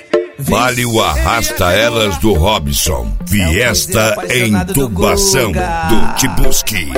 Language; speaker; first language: Portuguese; native; Portuguese